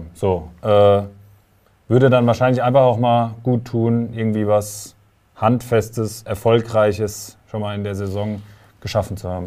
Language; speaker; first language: German; native; German